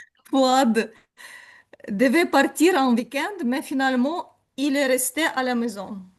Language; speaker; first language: French; non-native, learner; Ukrainian